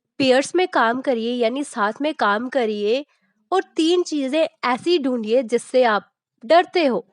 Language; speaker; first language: Hindi; native; Hindi